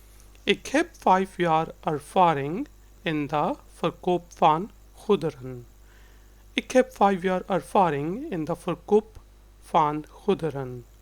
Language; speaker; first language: Dutch; non-native, fluent; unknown